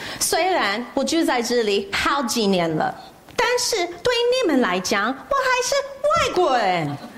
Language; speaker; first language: Chinese; non-native, fluent; English